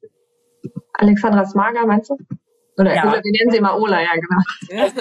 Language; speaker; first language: German; native; German